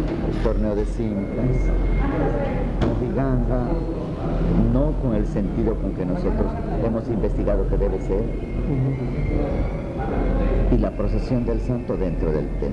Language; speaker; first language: Spanish; native; Spanish